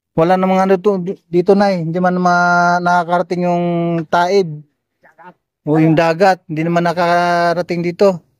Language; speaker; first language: Filipino; native; Filipino